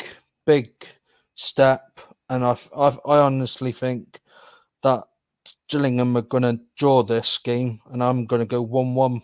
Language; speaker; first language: English; native; English